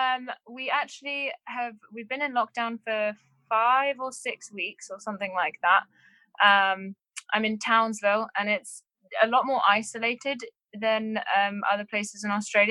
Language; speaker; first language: English; native; English